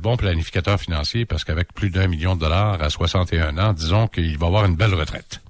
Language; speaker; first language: French; native; French